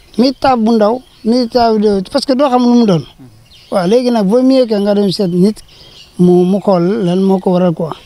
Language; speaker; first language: Wolof; non-native, fluent; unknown